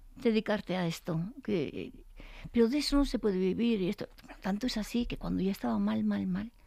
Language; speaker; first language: Spanish; native; Spanish